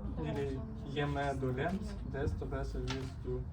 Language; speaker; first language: German; non-native, learner; Ukrainian